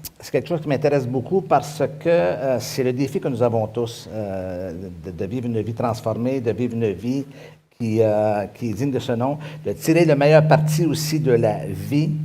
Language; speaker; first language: French; native; French